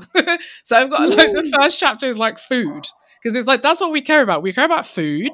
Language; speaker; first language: English; native; English